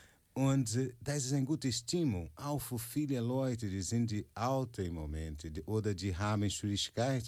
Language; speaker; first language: German; non-native, fluent; Portuguese